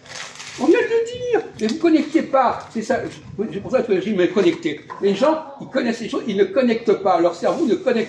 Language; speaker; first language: French; native; French